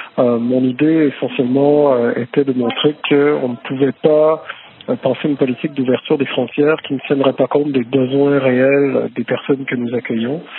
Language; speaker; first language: French; native; French